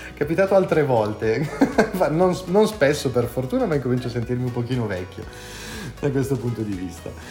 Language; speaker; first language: Italian; native; Italian